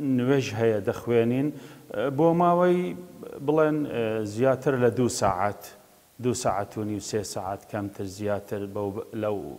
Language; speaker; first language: Central Kurdish; non-native, local second language; Assyrian Neo-Aramaic